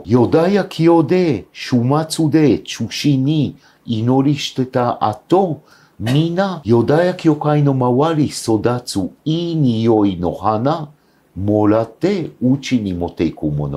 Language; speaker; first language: Japanese; non-native, fluent; Hebrew